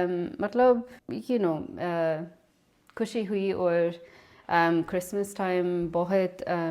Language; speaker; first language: Hindi; non-native, learner; English